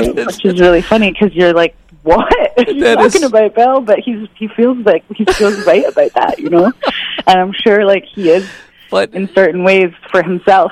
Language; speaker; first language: English; native; English